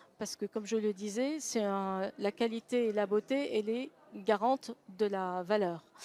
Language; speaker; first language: French; non-native, local second language; Arabic